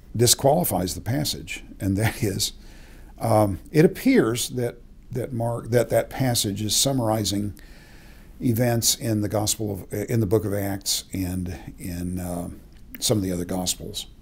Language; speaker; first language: English; native; English